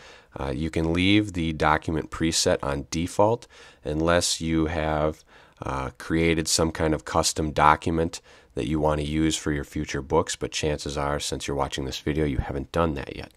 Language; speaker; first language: English; native; English